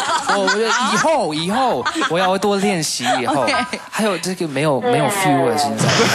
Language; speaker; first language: Chinese; early bilingual, heritage; Chinese